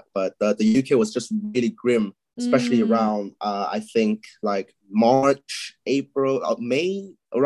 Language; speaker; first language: English; non-native, local second language; Chinese